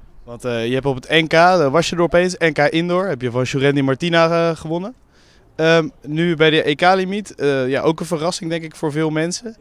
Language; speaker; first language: Dutch; native; Dutch